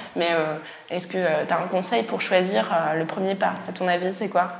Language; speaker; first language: French; native; French